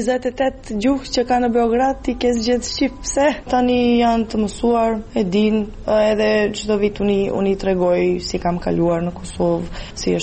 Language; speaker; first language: Albanian; non-native, fluent; Serbian